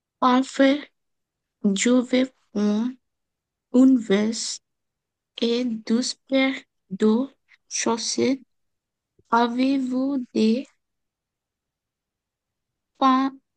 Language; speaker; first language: French; non-native, learner; Bangla